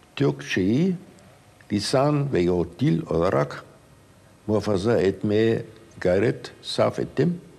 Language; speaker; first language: Turkish; non-native, fluent; German